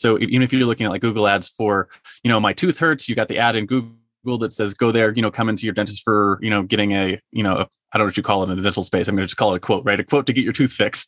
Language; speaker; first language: English; native; English